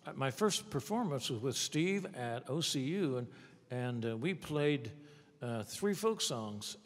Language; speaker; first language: English; native; English